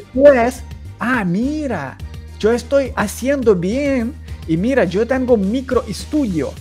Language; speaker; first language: Spanish; non-native, learner; Ukrainian